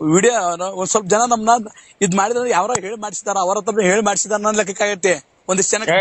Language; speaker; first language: Kannada; native; Kannada